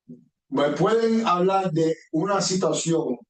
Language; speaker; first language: Spanish; early bilingual, heritage; Spanish